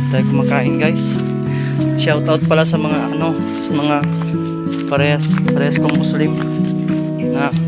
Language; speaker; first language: Filipino; non-native, local second language; Surigaonon